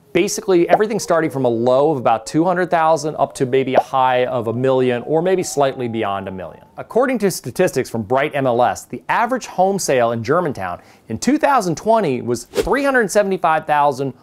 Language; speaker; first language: English; native; English